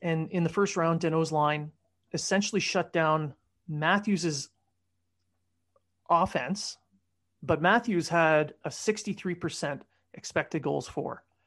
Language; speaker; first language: English; native; English